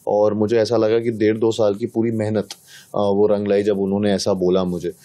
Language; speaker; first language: Hindi; native; Hindi